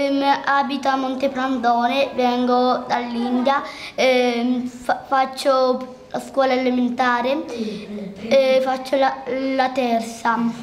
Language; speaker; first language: Italian; non-native, local second language; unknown